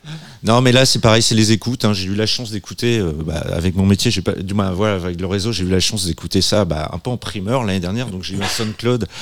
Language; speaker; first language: French; native; French